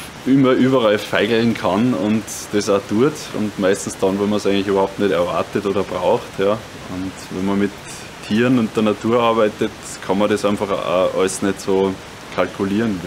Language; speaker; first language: German; native; German